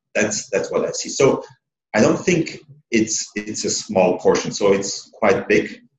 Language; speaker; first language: English; non-native, fluent; Italian